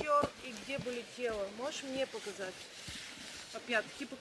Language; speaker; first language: Russian; non-native, learner; Bulgarian